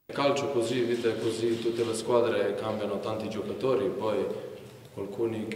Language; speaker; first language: Italian; non-native, learner; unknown